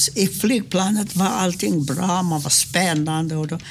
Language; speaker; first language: Swedish; non-native, fluent; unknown